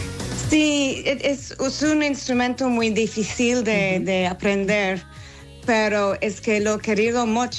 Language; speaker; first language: Spanish; non-native, fluent; English